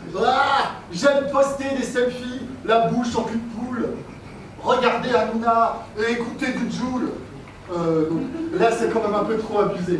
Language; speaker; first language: French; native; French